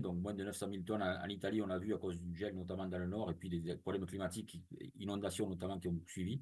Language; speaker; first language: French; native; French